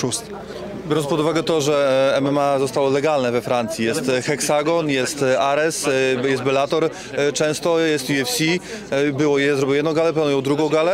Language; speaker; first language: Polish; native; Polish